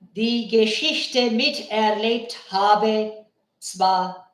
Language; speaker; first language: German; non-native, learner; Bangla